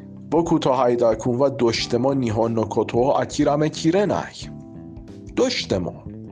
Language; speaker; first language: Japanese; non-native, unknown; Persian